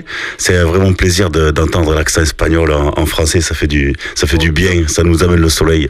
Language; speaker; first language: French; native; French